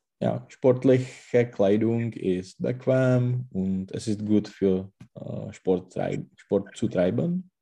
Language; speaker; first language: German; non-native, learner; Czech